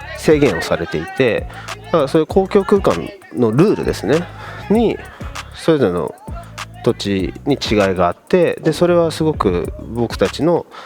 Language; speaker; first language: Japanese; native; Japanese